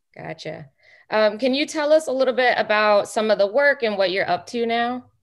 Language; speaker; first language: English; native; English